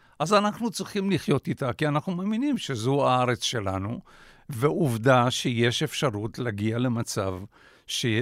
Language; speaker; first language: Hebrew; non-native, fluent; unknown